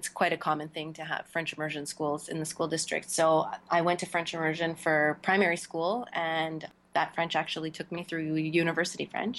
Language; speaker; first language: English; native; English